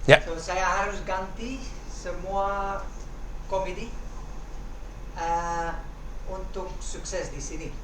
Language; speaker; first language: Indonesian; non-native, learner; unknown